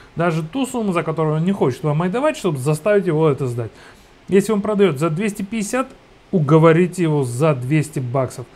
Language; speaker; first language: Russian; non-native, fluent; Georgian